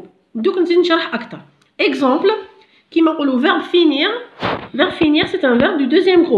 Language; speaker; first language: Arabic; native; Arabic